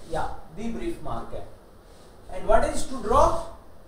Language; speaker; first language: English; non-native, local second language; Hindi